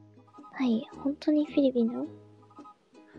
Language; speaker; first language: Japanese; non-native, learner; Filipino